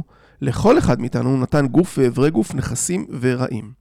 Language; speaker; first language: Hebrew; native; Hebrew